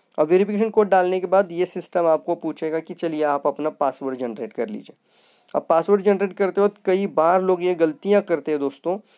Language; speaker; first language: Hindi; non-native, local second language; Marathi